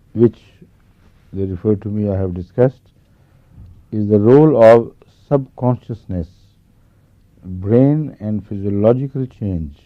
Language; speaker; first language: English; non-native, local second language; Urdu